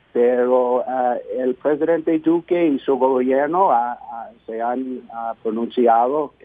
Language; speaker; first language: Spanish; non-native, fluent; English